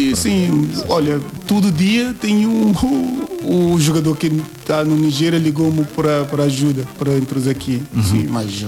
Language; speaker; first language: Portuguese; non-native, learner; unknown